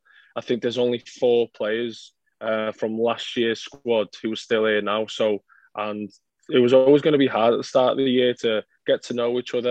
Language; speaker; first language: English; native; English